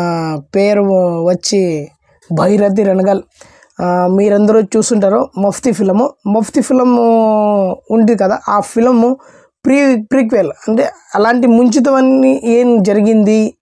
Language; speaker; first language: Telugu; non-native, local second language; Kannada